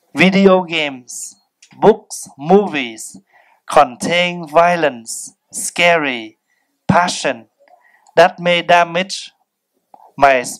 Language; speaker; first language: English; non-native, fluent; Vietnamese